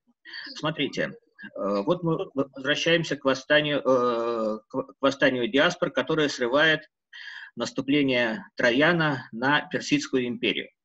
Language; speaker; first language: Russian; native; Russian